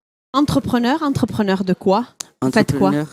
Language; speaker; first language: French; native; French